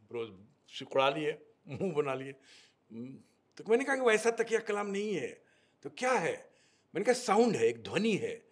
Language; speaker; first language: Hindi; native; Hindi